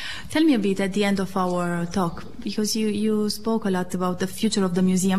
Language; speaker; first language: English; non-native, fluent; Romanian